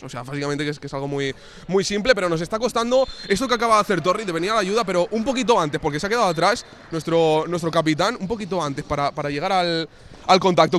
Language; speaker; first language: Spanish; native; Spanish